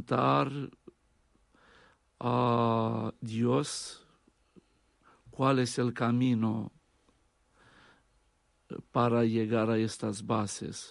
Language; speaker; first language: Spanish; non-native, fluent; Romanian